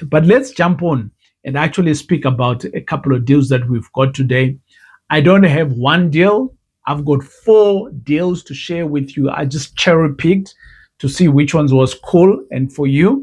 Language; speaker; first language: English; non-native, local second language; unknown